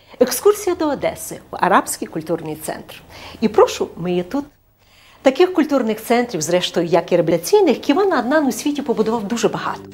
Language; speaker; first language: Ukrainian; native; Ukrainian